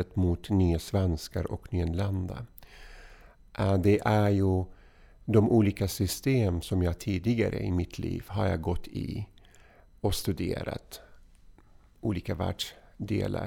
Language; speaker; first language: Swedish; non-native, fluent; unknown